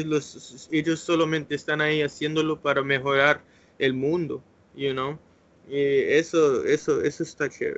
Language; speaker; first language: Spanish; early bilingual, heritage; English